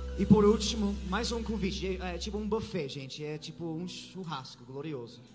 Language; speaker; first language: Portuguese; non-native, fluent; English